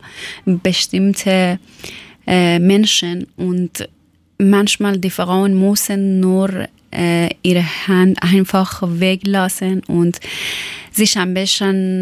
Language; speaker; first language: German; non-native, learner; Persian